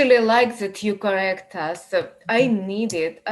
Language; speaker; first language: English; non-native, learner; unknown